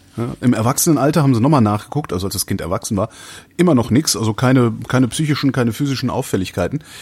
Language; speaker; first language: German; native; German